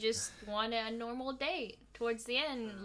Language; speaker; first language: English; native; English